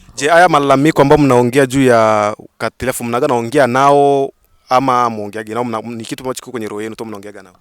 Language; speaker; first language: Swahili; native; Swahili